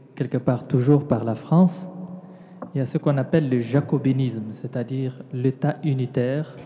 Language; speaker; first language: French; non-native, local second language; Tamasheq